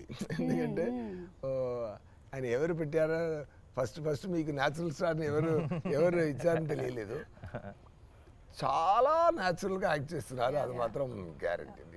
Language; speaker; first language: Telugu; non-native, fluent; Tamil